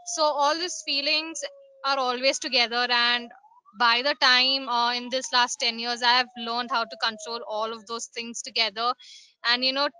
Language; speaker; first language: English; non-native, local second language; Gujarati